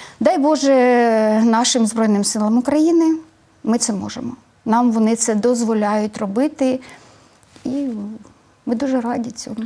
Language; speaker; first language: Ukrainian; native; Ukrainian